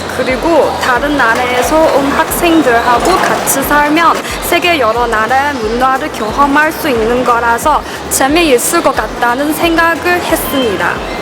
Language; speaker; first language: Korean; non-native, learner; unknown